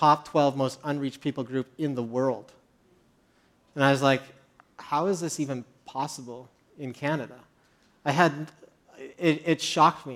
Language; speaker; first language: English; native; English